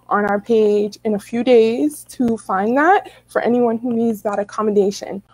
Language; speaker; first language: English; native; English